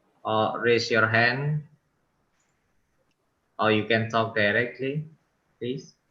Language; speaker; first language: English; non-native, local second language; Indonesian